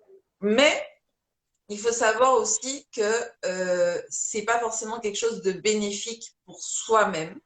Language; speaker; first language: French; native; French